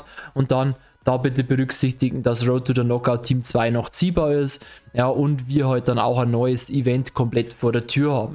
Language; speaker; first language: German; native; German